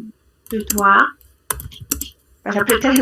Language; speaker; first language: French; non-native, learner; Spanish